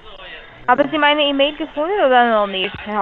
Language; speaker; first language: German; non-native, learner; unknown